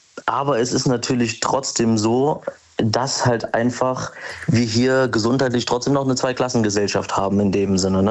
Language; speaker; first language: German; native; German